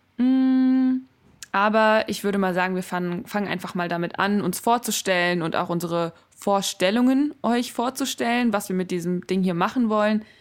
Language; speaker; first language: German; native; German